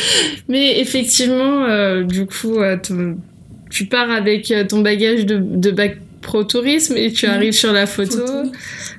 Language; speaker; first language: French; native; French